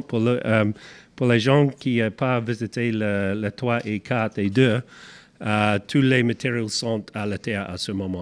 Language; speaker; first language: French; non-native, learner; English